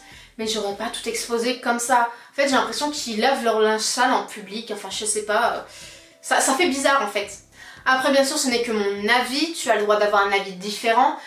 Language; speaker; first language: French; native; French